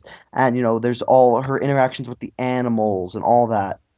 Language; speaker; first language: English; native; English